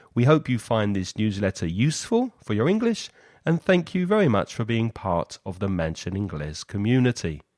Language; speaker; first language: English; native; English